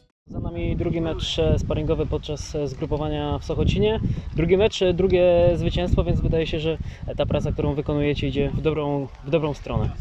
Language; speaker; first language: Polish; native; Polish